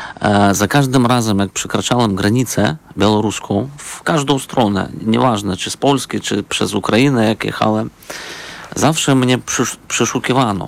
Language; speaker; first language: Polish; non-native, fluent; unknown